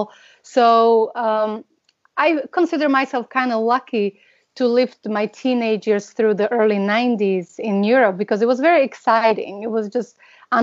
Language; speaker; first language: English; non-native, fluent; Slovak